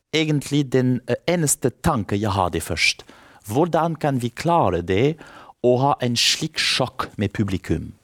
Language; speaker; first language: Norwegian; non-native, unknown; French